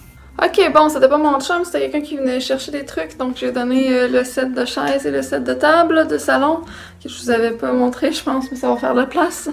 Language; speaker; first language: French; native; French